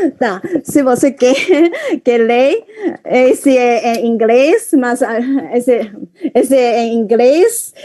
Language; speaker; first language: Portuguese; non-native, learner; Chinese